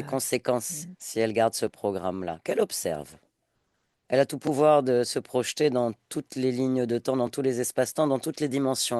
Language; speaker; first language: French; native; French